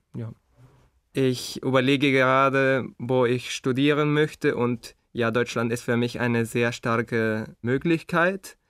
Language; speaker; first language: German; non-native, fluent; Spanish